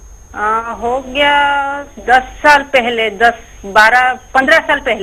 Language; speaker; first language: Hindi; non-native, local second language; Odia